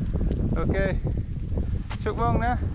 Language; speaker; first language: Vietnamese; non-native, learner; English